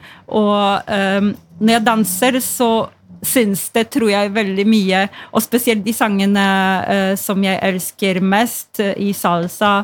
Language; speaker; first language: Norwegian; non-native, fluent; Polish